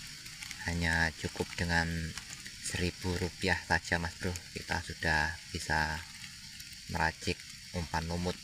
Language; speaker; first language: Indonesian; native; Indonesian